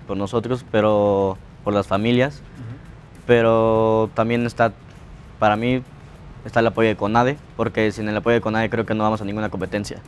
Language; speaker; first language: Spanish; native; Spanish